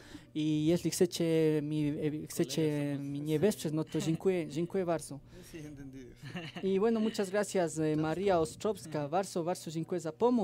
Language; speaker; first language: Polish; non-native, fluent; Spanish